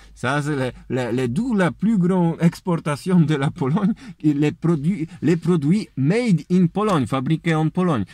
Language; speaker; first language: French; non-native, learner; Polish